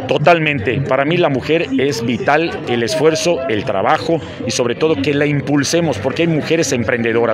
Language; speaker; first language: Spanish; native; Spanish